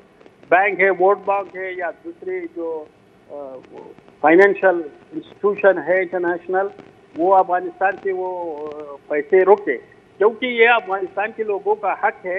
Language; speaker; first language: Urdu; non-native, fluent; Pashto